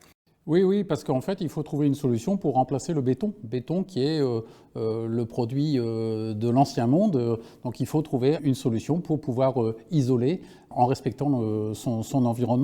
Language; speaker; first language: French; native; French